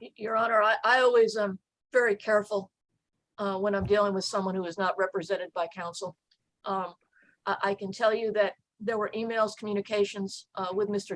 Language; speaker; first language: English; native; English